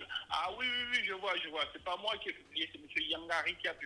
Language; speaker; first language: French; native; French